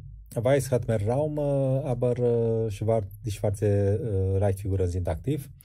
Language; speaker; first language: German; non-native, fluent; Romanian